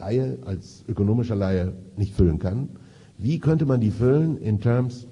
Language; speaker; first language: German; native; German